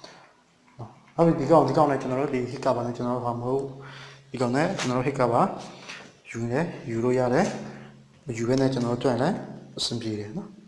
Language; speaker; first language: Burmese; native; Burmese